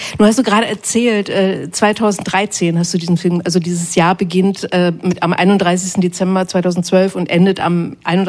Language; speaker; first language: German; native; German